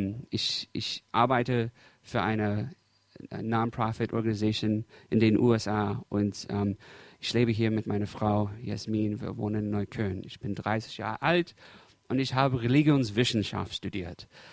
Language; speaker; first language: German; non-native, fluent; English